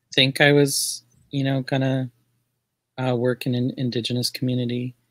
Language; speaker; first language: English; native; English